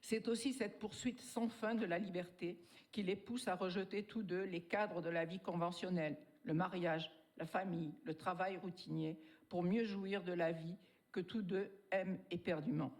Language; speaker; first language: French; native; French